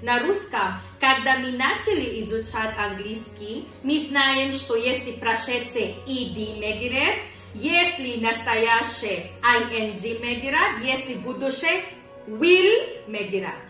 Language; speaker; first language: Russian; non-native, learner; Filipino